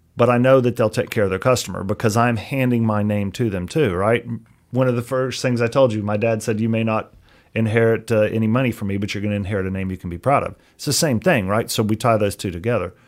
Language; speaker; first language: English; native; English